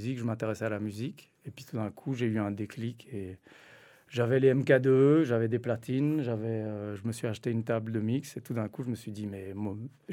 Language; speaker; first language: French; native; French